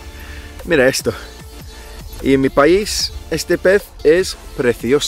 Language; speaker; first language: Spanish; non-native, fluent; English